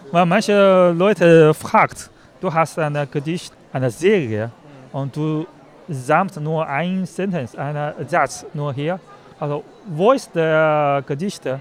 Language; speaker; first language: German; non-native, learner; Chinese